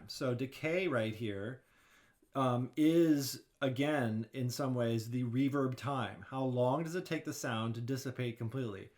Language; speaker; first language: English; native; English